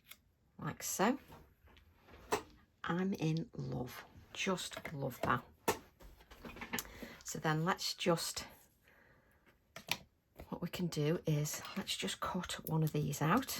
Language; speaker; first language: English; native; English